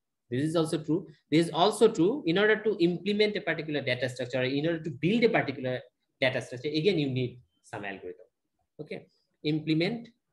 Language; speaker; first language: English; non-native, local second language; Bangla